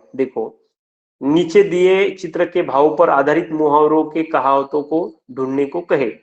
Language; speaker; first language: Hindi; non-native, local second language; Marathi